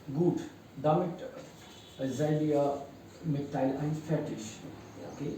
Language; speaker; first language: German; non-native, fluent; Hindi